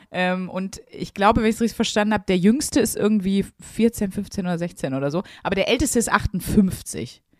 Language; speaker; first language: German; native; German